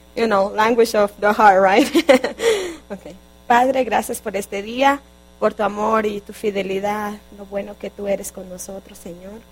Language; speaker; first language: English; non-native, fluent; Spanish